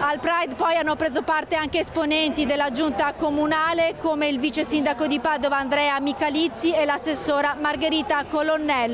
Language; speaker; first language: Italian; native; Italian